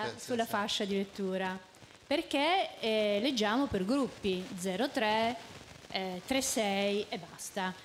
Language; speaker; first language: Italian; native; Italian